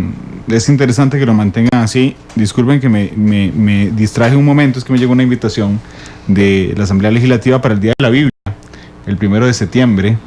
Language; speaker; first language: Spanish; native; Spanish